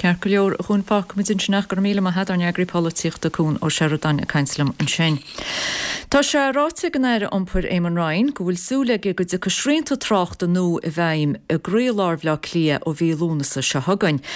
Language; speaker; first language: Irish; native; Irish